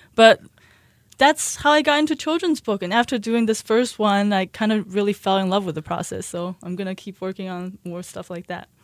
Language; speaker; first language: English; early bilingual, other home language; Chinese